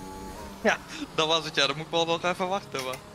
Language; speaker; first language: Dutch; native; Dutch